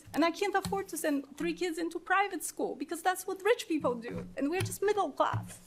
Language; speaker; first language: English; non-native, fluent; Polish